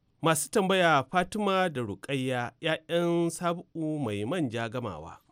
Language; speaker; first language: Hausa; native; Hausa